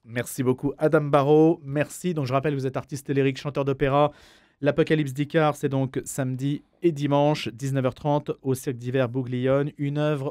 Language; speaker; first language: French; native; French